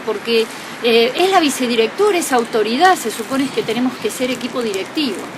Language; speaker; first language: Spanish; native; Spanish